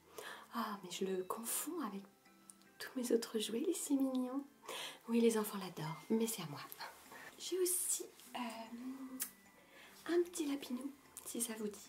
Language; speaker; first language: French; native; French